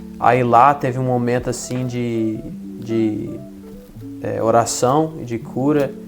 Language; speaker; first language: Portuguese; early bilingual, heritage; Portuguese